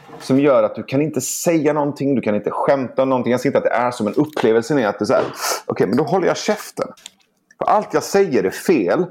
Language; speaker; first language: Swedish; early bilingual, other home language; Persian